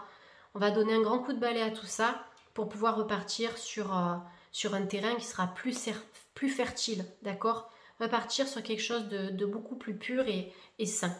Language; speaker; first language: French; native; French